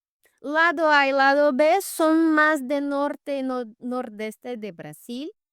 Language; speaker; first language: Spanish; non-native, fluent; Portuguese